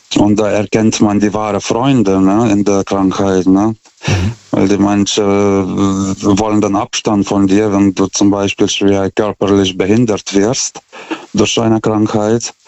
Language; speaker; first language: German; non-native, fluent; Lithuanian